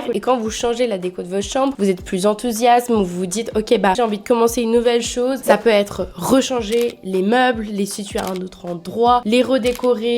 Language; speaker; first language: French; native; French